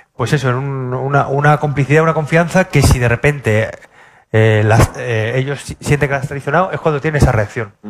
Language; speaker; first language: Spanish; native; Spanish